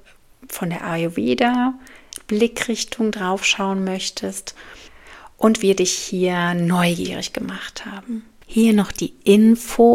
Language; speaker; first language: German; native; German